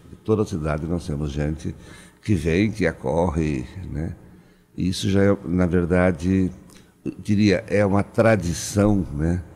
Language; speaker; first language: Portuguese; native; Portuguese